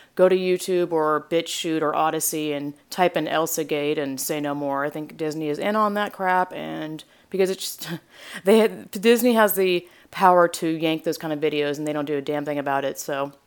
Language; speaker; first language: English; native; English